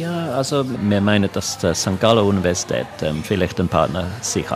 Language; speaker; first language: German; non-native, local second language; English